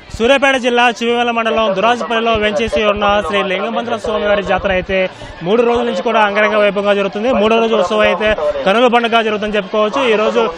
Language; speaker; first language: Telugu; native; Telugu